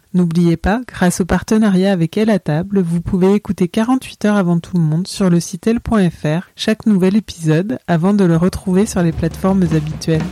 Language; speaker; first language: French; native; French